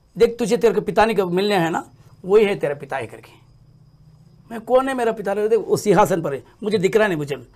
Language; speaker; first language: Hindi; native; Hindi